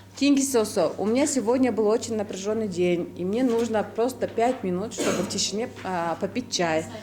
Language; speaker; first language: Russian; non-native, local second language; Kyrgyz